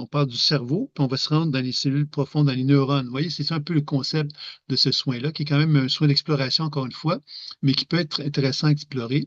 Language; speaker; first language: French; native; French